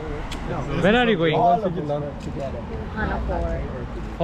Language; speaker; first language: English; non-native, learner; Turkish